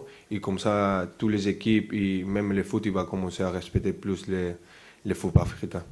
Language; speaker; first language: French; non-native, fluent; Spanish